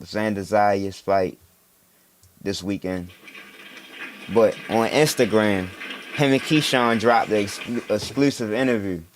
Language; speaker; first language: English; native; English